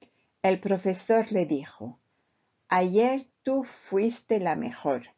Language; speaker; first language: Spanish; non-native, fluent; French